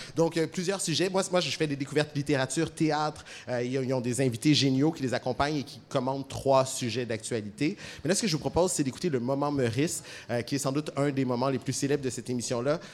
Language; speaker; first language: French; native; French